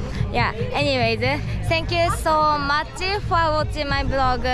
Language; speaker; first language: English; non-native, fluent; Japanese